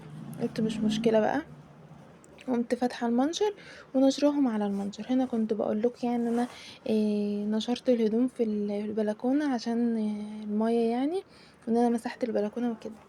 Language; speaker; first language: Arabic; native; Arabic